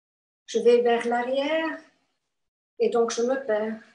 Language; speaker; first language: French; non-native, fluent; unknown